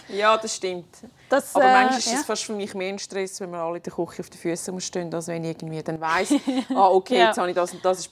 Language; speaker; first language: German; native; German